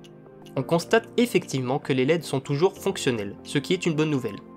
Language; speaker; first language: French; native; French